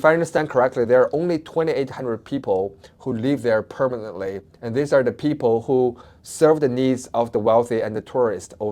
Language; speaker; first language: English; non-native, fluent; Chinese